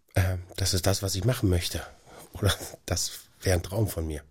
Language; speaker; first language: German; native; German